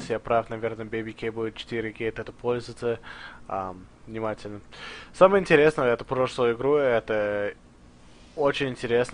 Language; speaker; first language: Russian; early bilingual, heritage; Russian